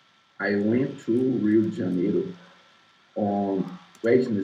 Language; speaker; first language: English; non-native, learner; Portuguese